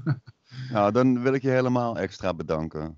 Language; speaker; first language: Dutch; native; Dutch